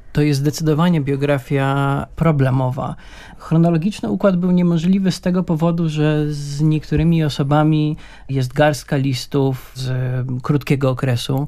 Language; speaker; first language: Polish; native; Polish